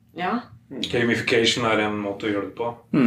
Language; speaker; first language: Norwegian; non-native, fluent; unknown